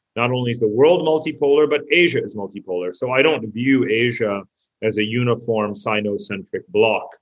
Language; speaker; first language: English; native; English